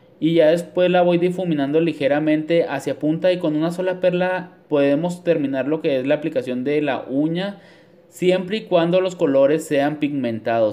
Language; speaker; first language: Spanish; native; Spanish